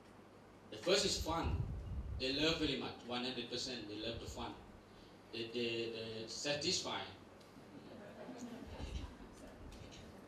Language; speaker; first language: English; non-native, learner; Thai